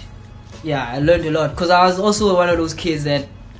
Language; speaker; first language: English; non-native, local second language; Zulu